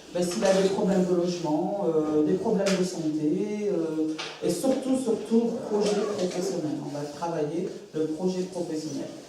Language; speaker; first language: French; early bilingual, other home language; Arabic